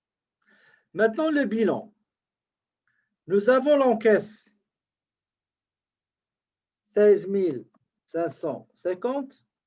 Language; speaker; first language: French; native; French